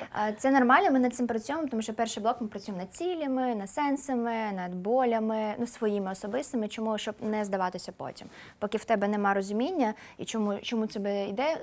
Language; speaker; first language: Ukrainian; non-native, local second language; Russian